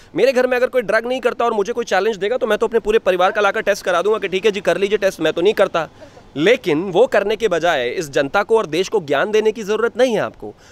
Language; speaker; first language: Hindi; native; Hindi